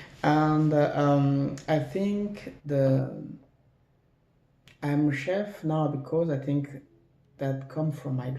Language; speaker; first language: English; non-native, learner; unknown